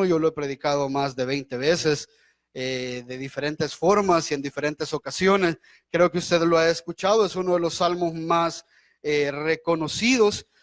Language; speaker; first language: Spanish; native; Spanish